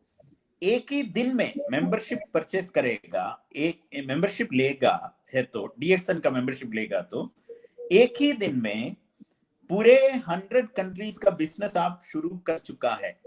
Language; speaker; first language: Hindi; non-native, fluent; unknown